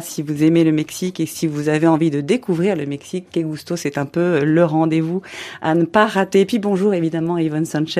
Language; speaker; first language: French; native; French